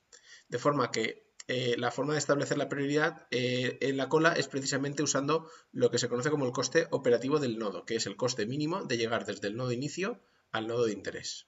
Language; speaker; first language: Spanish; native; Spanish